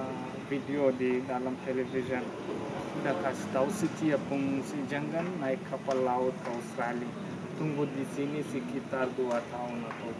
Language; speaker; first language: Indonesian; non-native, learner; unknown